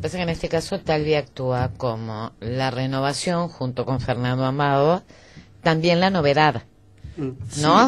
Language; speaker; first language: Spanish; native; Spanish